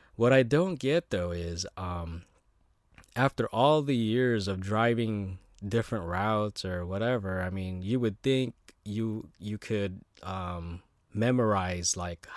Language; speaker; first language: English; native; English